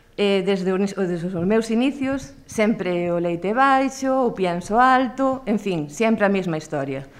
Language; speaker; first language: Galician; native; Galician